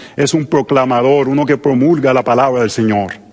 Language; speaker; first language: Spanish; native; Spanish